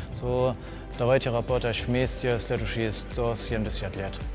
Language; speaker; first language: Russian; non-native, fluent; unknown